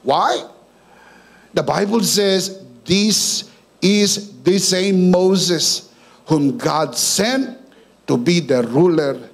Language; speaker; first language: English; non-native, local second language; Filipino